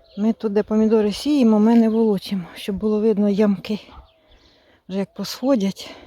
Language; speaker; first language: Ukrainian; native; Ukrainian